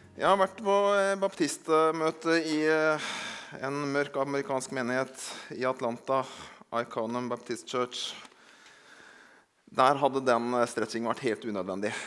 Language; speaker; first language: Norwegian; native; Norwegian